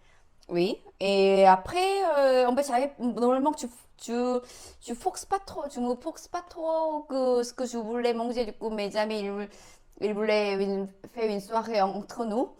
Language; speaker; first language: French; non-native, learner; Korean